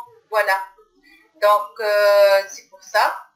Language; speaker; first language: French; non-native, local second language; Arabic